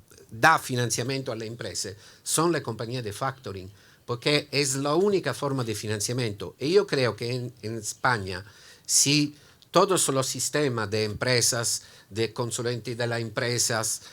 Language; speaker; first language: Spanish; non-native, learner; Italian